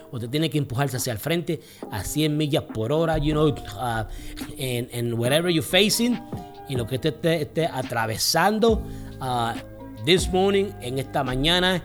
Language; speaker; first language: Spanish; early bilingual, heritage; Spanish